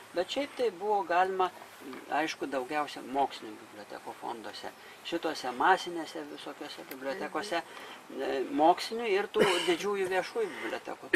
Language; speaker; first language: Lithuanian; native; Lithuanian